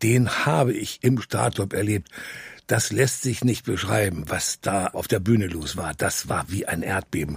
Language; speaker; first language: German; native; German